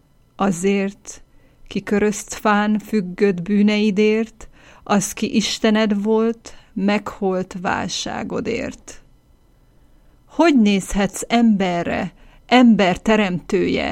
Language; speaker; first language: Hungarian; native; Hungarian